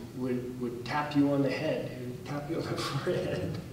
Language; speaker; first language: English; native; English